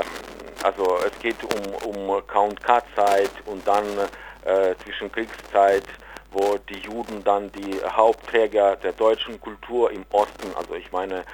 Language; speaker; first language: German; non-native, fluent; Ukrainian